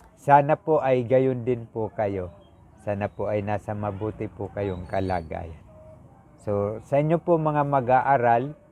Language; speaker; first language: Filipino; non-native, local second language; Bikol